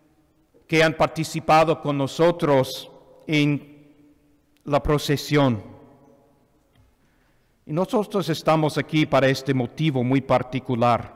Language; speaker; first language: Spanish; non-native, fluent; English